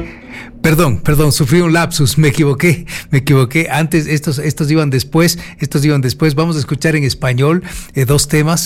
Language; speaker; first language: Spanish; native; Spanish